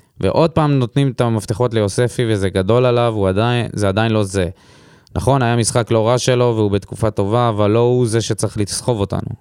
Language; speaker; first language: Hebrew; native; Hebrew